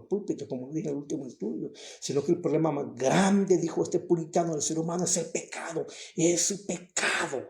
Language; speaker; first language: Spanish; native; Spanish